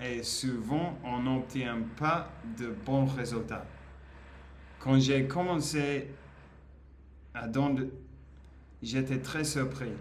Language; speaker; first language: French; non-native, learner; Spanish